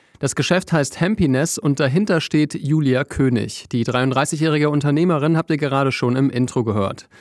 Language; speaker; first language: German; native; German